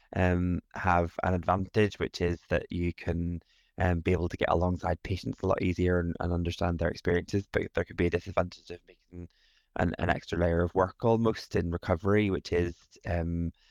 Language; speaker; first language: English; native; English